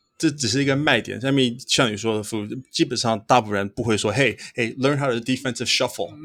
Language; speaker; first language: Chinese; early bilingual, heritage; Chinese